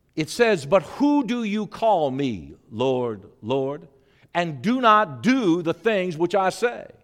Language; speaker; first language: English; native; English